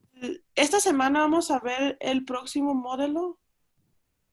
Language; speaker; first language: Spanish; early bilingual, heritage; Spanish